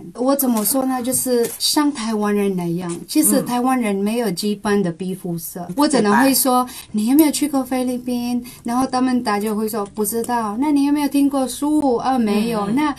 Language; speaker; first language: Chinese; non-native, local second language; Cebuano